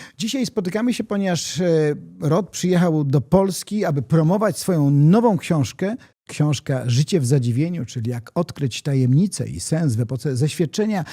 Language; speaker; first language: Polish; native; Polish